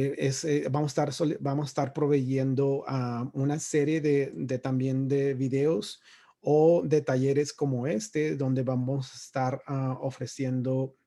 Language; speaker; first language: Spanish; native; Spanish